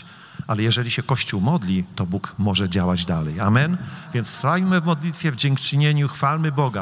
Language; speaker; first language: Polish; native; Polish